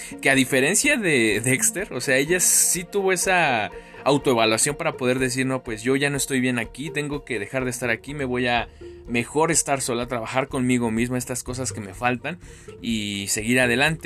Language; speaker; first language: Spanish; native; Spanish